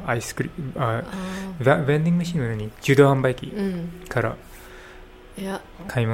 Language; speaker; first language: Japanese; non-native, learner; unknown